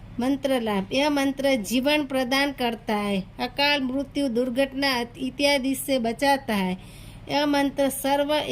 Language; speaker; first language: Hindi; non-native, local second language; Gujarati